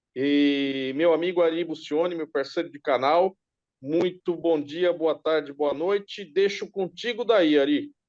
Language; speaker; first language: Portuguese; native; Portuguese